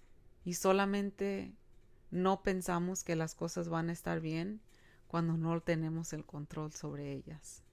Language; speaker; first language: Spanish; early bilingual, other home language; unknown